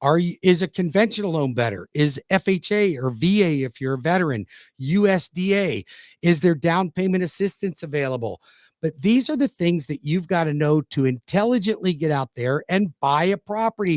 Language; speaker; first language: English; native; English